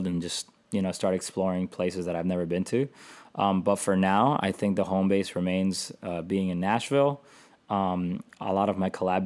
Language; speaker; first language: English; native; English